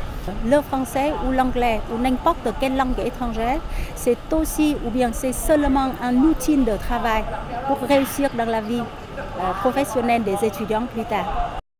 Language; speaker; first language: French; non-native, fluent; Vietnamese